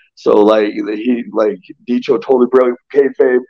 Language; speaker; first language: English; native; English